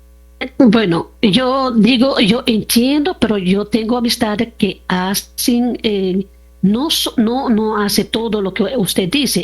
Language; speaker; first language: Spanish; non-native, learner; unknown